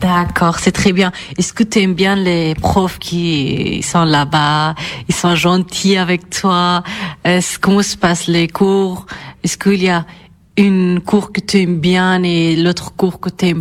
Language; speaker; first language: French; non-native, fluent; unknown